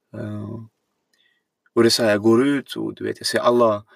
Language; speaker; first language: Swedish; non-native, fluent; Arabic